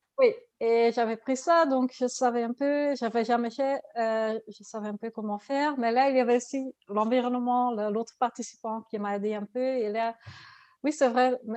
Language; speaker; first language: French; non-native, learner; Dutch